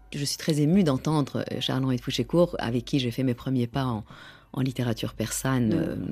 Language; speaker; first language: French; non-native, fluent; Persian